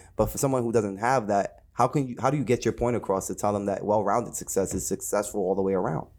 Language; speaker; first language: English; native; English